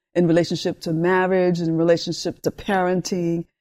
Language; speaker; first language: English; early bilingual, other home language; Spanish